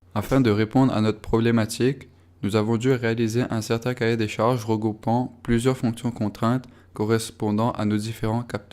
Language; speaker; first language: French; native; French